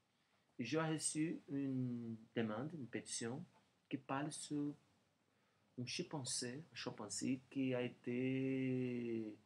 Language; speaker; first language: French; non-native, learner; Portuguese